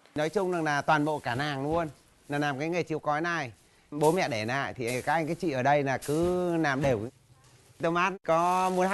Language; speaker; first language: Vietnamese; native; Vietnamese